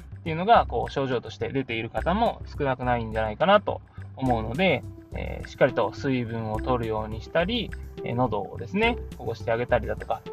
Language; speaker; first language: Japanese; native; Japanese